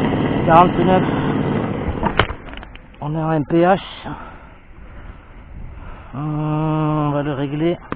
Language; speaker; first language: French; native; French